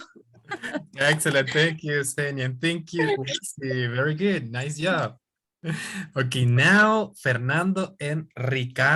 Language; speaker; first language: English; non-native, fluent; Spanish